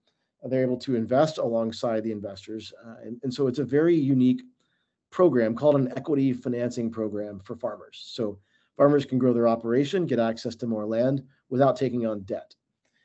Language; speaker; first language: English; native; English